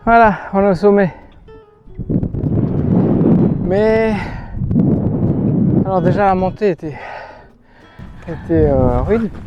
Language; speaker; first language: French; native; French